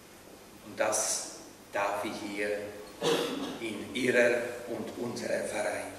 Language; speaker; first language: German; non-native, fluent; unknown